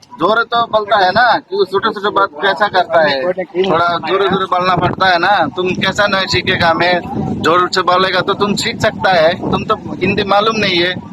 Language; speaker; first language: Hindi; non-native, learner; Bangla